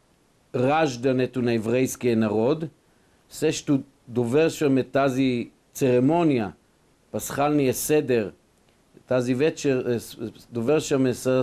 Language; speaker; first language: Bulgarian; non-native, fluent; Hebrew